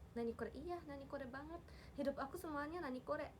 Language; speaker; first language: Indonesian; non-native, learner; Japanese